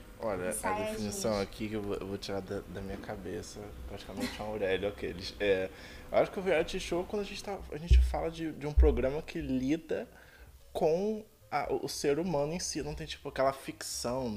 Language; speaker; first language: Portuguese; native; Portuguese